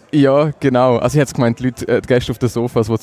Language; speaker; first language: German; native; German